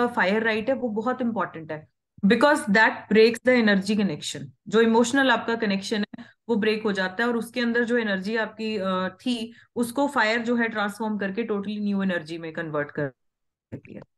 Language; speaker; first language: Hindi; non-native, local second language; Punjabi